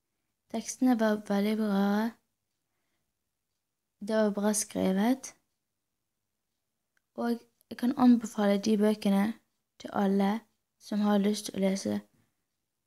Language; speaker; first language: Norwegian; non-native, learner; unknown